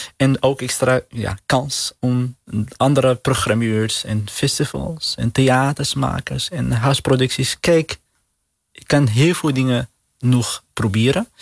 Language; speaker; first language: Dutch; non-native, learner; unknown